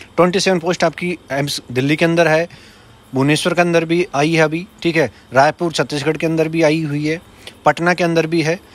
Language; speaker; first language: Hindi; native; Hindi